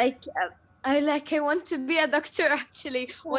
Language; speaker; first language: English; non-native, learner; Arabic